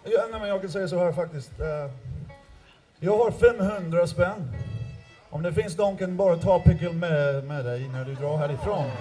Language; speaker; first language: Swedish; non-native, fluent; English